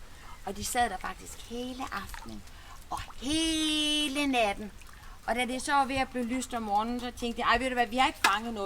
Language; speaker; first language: Danish; native; Danish